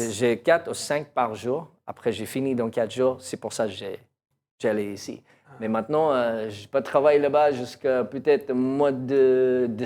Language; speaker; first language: French; non-native, learner; English